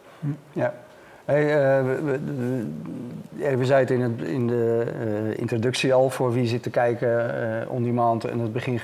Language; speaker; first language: Dutch; native; Dutch